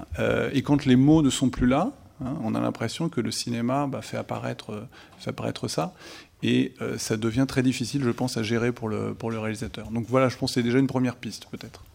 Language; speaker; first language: French; native; French